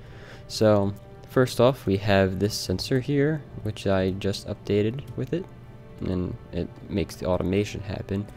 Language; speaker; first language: English; native; English